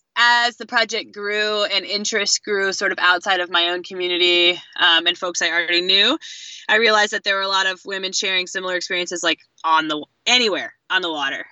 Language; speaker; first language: English; native; English